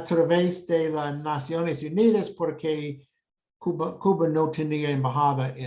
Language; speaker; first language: Spanish; non-native, fluent; English